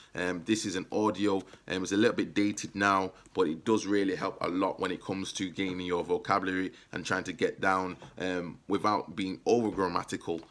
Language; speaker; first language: English; native; English